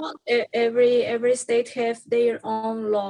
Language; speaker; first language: English; non-native, learner; Spanish